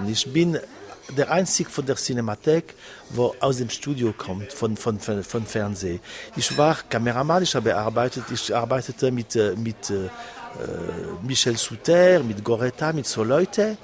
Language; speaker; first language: German; non-native, local second language; French